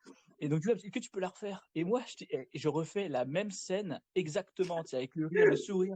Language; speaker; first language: French; native; French